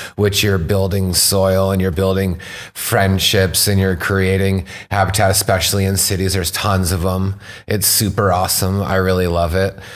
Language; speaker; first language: English; native; English